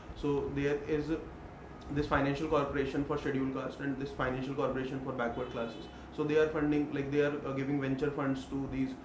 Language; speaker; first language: English; non-native, local second language; Hindi